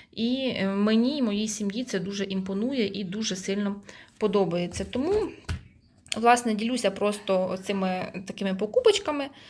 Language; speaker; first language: Ukrainian; non-native, local second language; Russian